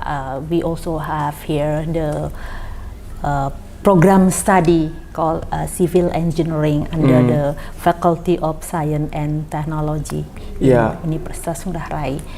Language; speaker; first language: English; non-native, fluent; Indonesian